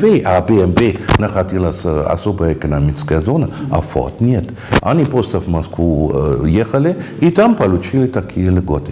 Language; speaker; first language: Russian; non-native, fluent; German